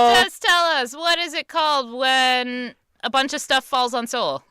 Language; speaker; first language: English; native; English